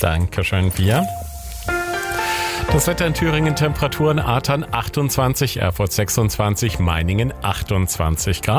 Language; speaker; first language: German; native; German